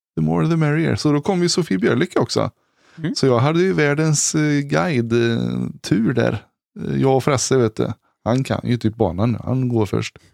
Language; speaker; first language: Swedish; native; Swedish